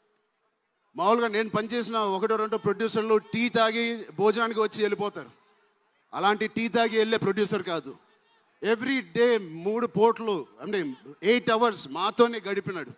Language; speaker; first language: Telugu; native; Telugu